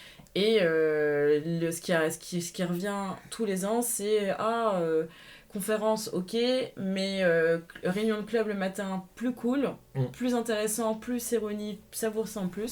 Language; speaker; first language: French; native; French